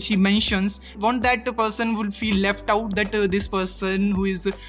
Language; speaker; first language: English; non-native, local second language; Hindi